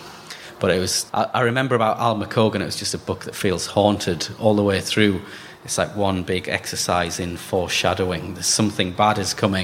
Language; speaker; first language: English; native; English